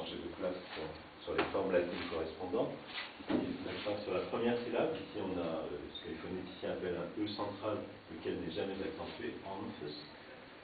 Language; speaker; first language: French; native; French